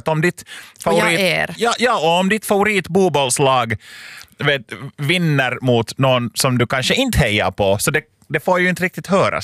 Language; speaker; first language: Swedish; native; Swedish